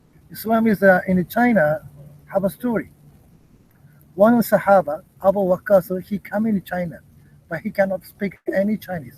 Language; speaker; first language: English; non-native, learner; Japanese